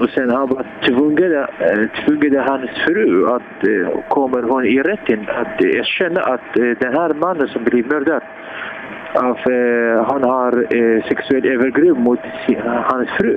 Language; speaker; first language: Swedish; non-native, fluent; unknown